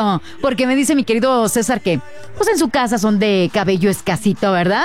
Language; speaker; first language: Spanish; native; Spanish